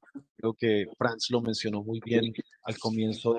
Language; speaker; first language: Spanish; native; Spanish